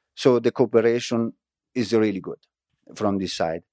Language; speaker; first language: English; non-native, fluent; Italian